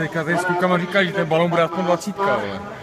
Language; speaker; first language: Czech; native; Czech